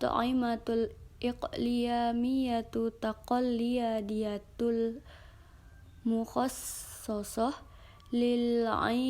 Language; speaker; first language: Arabic; non-native, learner; Indonesian